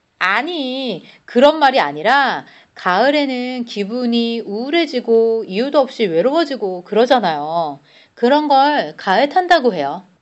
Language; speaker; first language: Korean; native; Korean